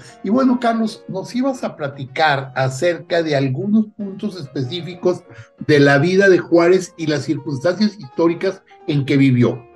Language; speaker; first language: Spanish; native; Spanish